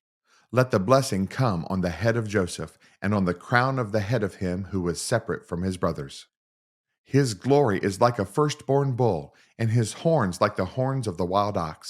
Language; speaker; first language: English; native; English